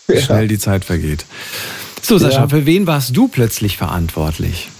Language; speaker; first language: German; native; German